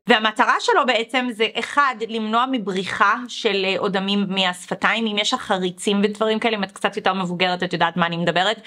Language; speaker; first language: Hebrew; early bilingual, other home language; English